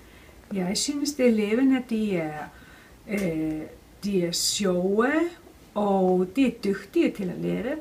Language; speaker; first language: Danish; non-native, fluent; Icelandic